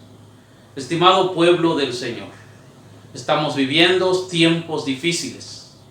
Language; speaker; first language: Spanish; native; Spanish